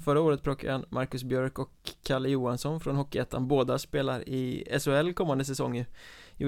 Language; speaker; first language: Swedish; native; Swedish